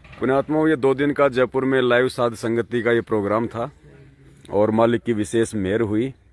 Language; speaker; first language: Hindi; native; Hindi